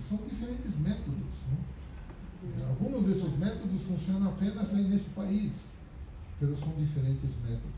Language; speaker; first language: Spanish; non-native, fluent; Portuguese